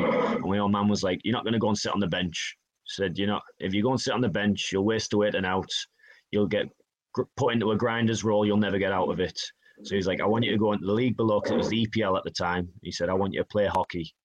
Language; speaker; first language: English; native; English